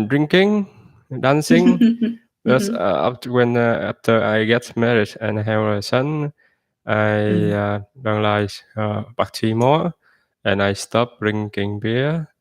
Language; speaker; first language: English; non-native, learner; Vietnamese